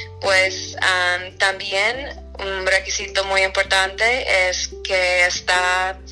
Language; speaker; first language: Spanish; non-native, fluent; English